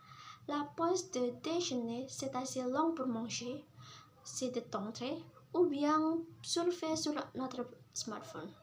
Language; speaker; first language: French; non-native, learner; Indonesian